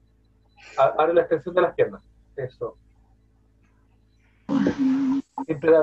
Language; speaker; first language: Spanish; native; Spanish